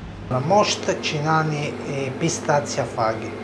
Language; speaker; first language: Hungarian; non-native, learner; Italian